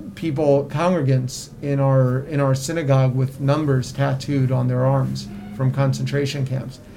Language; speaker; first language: English; native; English